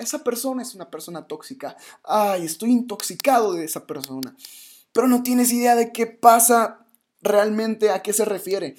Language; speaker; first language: Spanish; native; Spanish